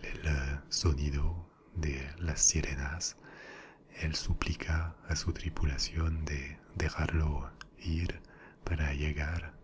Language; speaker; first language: Spanish; non-native, fluent; French